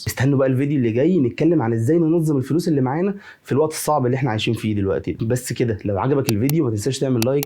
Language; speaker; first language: Arabic; native; Arabic